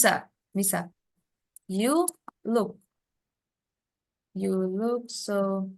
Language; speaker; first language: English; non-native, fluent; Indonesian